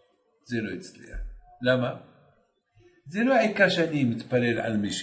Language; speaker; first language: Hebrew; non-native, fluent; French